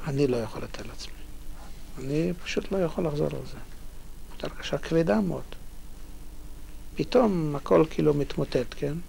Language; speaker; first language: Hebrew; non-native, fluent; Polish